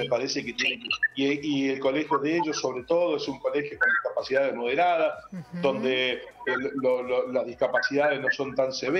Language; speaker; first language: Spanish; native; Spanish